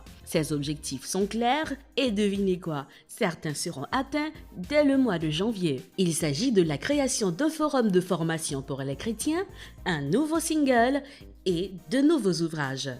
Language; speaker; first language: French; non-native, local second language; Haitian Creole